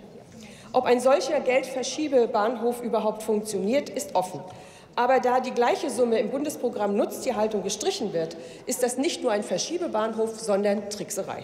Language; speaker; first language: German; native; German